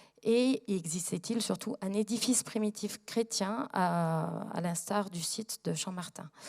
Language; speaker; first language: French; native; French